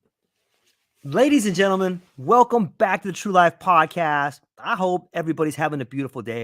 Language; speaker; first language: English; native; English